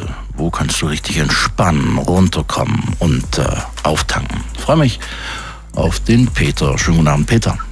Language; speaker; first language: German; native; German